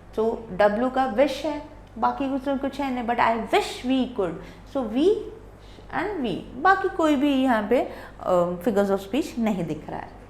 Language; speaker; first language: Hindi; non-native, local second language; Bangla